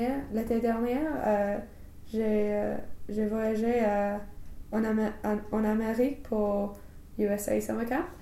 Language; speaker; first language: French; non-native, learner; English